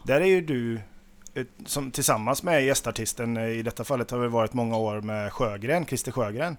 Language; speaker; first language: Swedish; native; Swedish